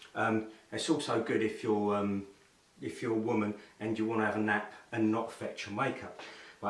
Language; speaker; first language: English; native; English